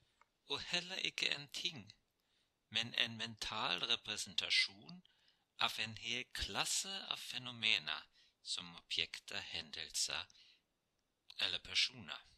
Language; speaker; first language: Norwegian; non-native, fluent; German